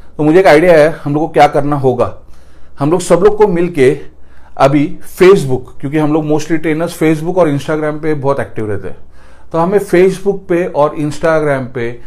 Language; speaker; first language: Hindi; non-native, local second language; Marathi